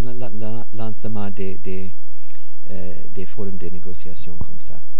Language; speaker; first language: French; non-native, fluent; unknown